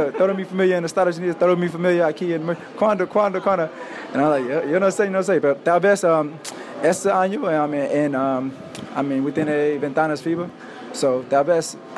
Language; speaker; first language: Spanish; non-native, learner; English